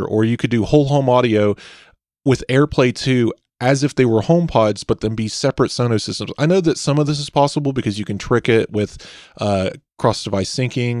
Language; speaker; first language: English; native; English